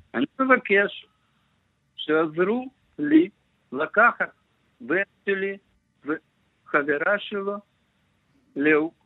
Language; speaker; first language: Hebrew; non-native, learner; Russian